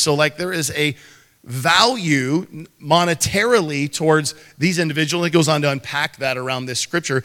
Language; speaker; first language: English; native; English